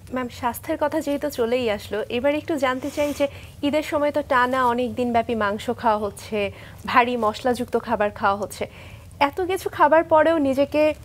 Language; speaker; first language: Bangla; native; Bangla